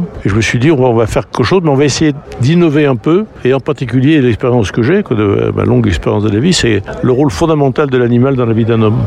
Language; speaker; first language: French; native; French